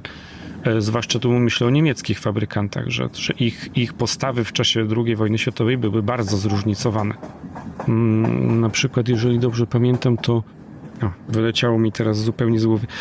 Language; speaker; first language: Polish; native; Polish